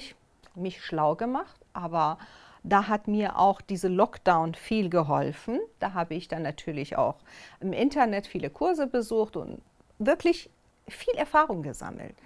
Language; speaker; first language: German; non-native, fluent; Persian